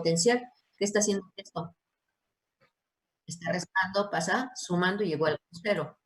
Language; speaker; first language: Spanish; native; Spanish